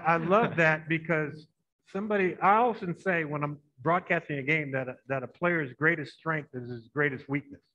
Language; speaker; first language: English; native; English